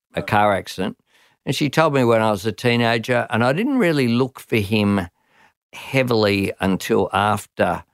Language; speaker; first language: English; early bilingual, other home language; Italian